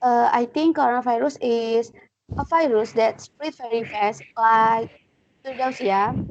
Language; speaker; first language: English; non-native, learner; Indonesian